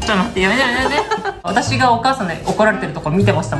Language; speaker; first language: Japanese; native; Japanese